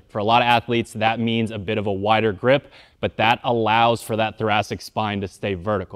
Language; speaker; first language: English; native; English